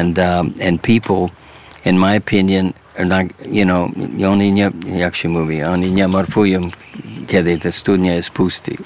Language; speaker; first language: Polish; early bilingual, heritage; English